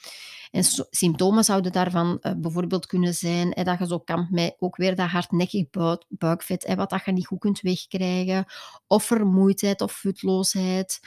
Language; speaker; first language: Dutch; native; Dutch